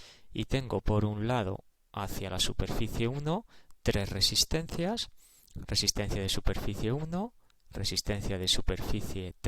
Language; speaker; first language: Spanish; native; Spanish